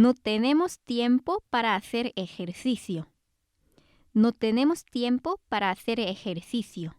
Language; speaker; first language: Spanish; non-native, fluent; Korean